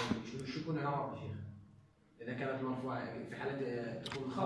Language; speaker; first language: Arabic; native; Arabic